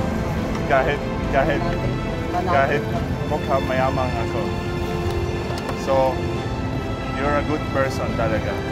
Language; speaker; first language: Filipino; non-native, learner; Arabic